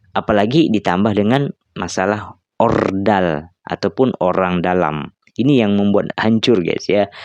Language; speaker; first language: Indonesian; native; Indonesian